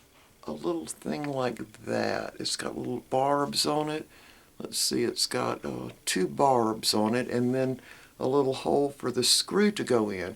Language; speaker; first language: English; native; English